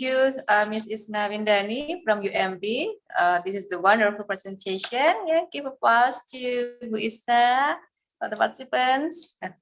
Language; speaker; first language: English; non-native, fluent; Indonesian